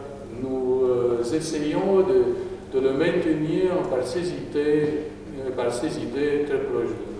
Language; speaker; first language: French; non-native, fluent; Romanian